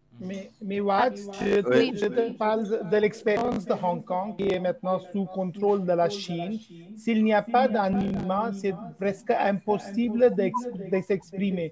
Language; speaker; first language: French; non-native, fluent; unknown